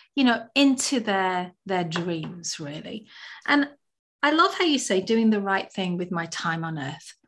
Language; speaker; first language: English; native; English